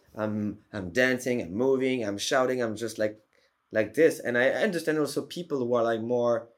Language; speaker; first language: English; non-native, fluent; French